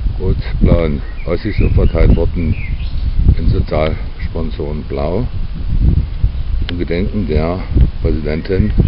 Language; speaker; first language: German; native; German